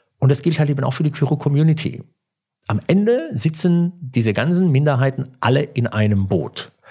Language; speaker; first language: German; early bilingual, other home language; Italian